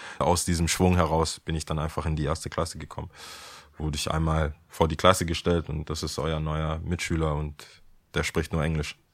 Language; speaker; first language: German; early bilingual, other home language; Akan